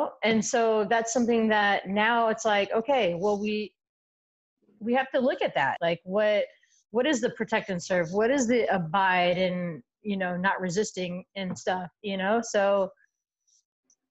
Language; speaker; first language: English; native; English